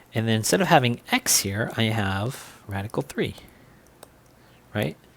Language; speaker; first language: English; native; English